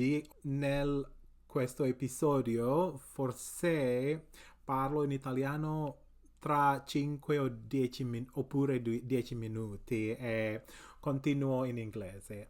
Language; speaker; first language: Italian; non-native, learner; English